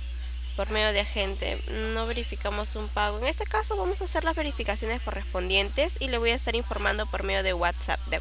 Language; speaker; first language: Spanish; native; Spanish